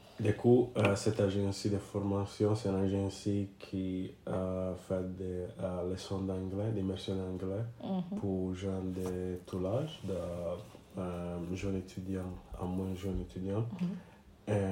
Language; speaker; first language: French; non-native, learner; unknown